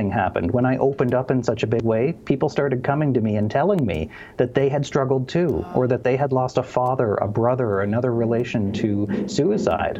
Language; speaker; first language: English; native; English